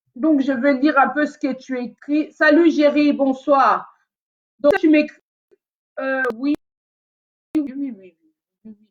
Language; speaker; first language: French; non-native, local second language; Lingala